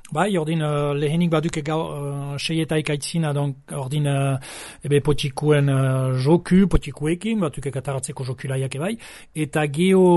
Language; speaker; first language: Basque; native; Basque